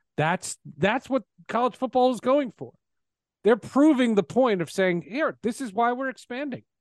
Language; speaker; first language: English; native; English